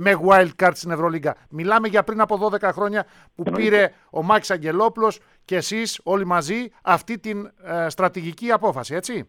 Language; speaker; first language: Greek; native; Greek